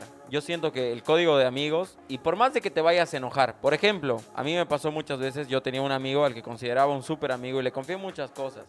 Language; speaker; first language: Spanish; native; Spanish